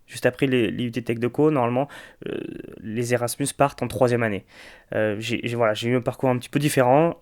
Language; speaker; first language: French; native; French